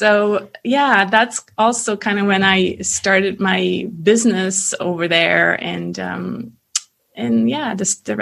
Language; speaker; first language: English; non-native, fluent; Swiss German